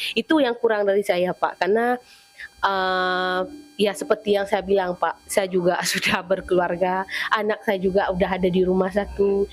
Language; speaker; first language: Indonesian; non-native, local second language; Achinese